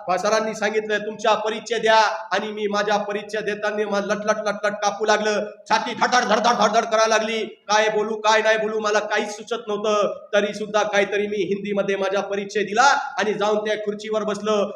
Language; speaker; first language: Marathi; non-native, local second language; Urdu